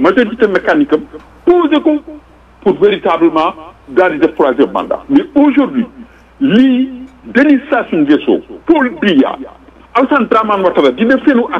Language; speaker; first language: French; non-native, local second language; Wolof